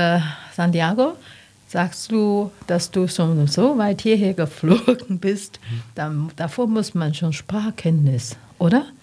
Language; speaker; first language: German; non-native, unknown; Chinese